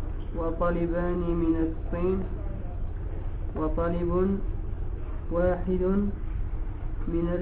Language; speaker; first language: Arabic; non-native, learner; French